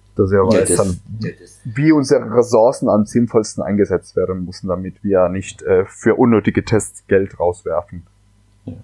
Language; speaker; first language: German; non-native, fluent; Spanish